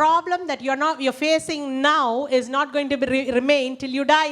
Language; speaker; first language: English; non-native, local second language; Tamil